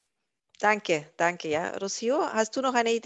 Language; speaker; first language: German; native; German